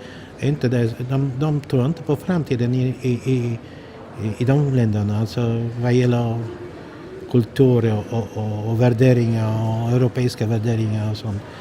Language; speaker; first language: Swedish; non-native, fluent; Polish